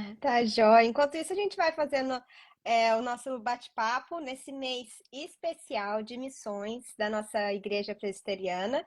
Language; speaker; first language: Portuguese; native; Portuguese